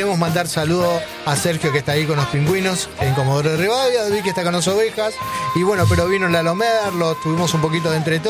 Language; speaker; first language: Spanish; native; Spanish